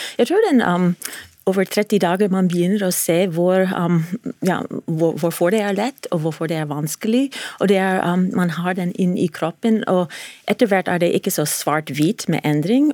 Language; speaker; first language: Norwegian; non-native, fluent; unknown